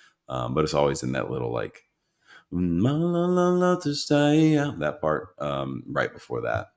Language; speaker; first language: English; native; English